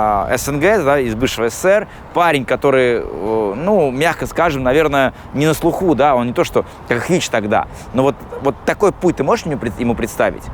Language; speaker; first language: Russian; native; Russian